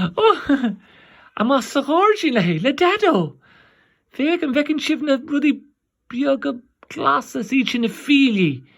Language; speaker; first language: Irish; native; Irish